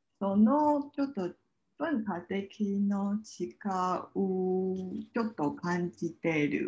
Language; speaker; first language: Japanese; non-native, learner; Chinese